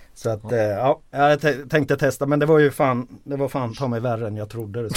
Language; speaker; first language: Swedish; early bilingual, other home language; Finnish